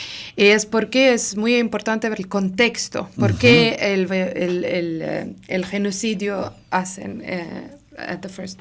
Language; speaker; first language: Spanish; non-native, learner; Arabic